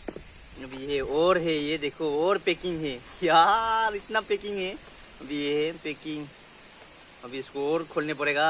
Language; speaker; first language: Hindi; non-native, local second language; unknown